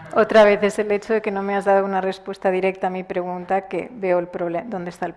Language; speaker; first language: Spanish; native; Spanish